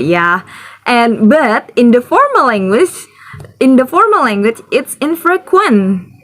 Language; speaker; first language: English; non-native, learner; Indonesian